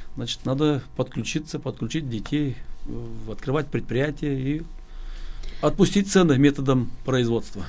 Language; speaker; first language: Russian; non-native, local second language; Gagauz